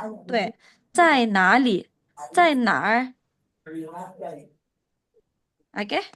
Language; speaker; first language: Chinese; non-native, fluent; Indonesian